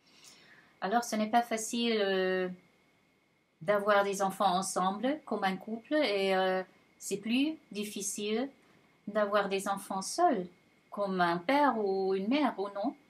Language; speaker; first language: French; non-native, fluent; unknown